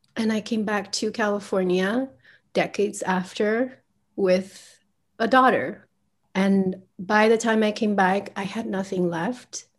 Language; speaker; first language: English; early bilingual, other home language; Chinese